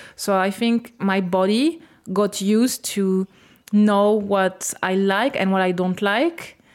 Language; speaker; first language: English; non-native, fluent; French